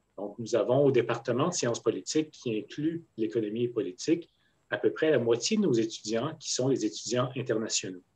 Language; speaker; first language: French; native; French